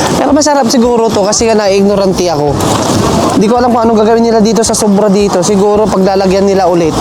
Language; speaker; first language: Filipino; native; Filipino